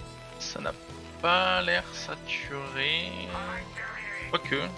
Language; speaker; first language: French; native; French